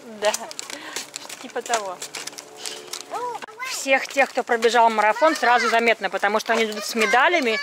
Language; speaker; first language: Russian; native; Russian